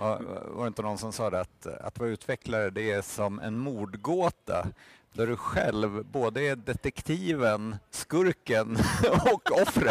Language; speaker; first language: Swedish; native; Swedish